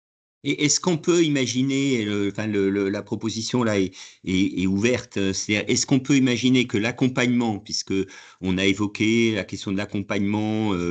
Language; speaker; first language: French; native; French